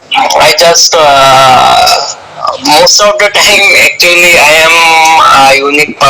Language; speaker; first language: English; non-native, learner; Bangla